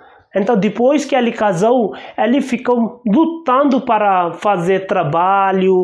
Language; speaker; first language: Portuguese; non-native, learner; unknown